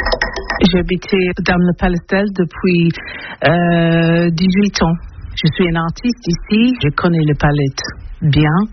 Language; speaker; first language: French; non-native, learner; English